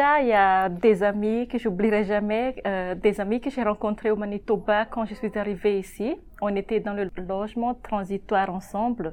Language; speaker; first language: French; non-native, local second language; Malagasy